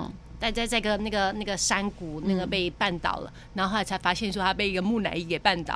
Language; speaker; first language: Chinese; native; Chinese